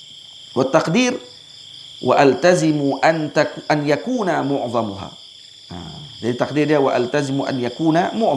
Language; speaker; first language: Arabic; non-native, fluent; Malay